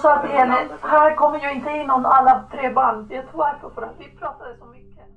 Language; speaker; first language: Swedish; non-native, fluent; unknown